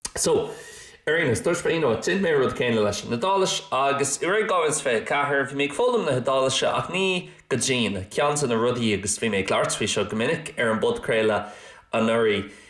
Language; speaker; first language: Irish; non-native, local second language; English